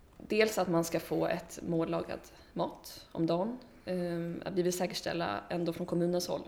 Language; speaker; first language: Swedish; early bilingual, heritage; Swedish